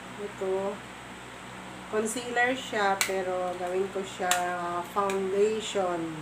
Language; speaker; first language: Filipino; non-native, local second language; Cebuano